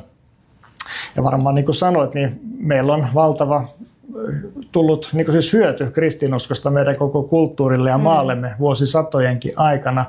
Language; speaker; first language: Finnish; native; Finnish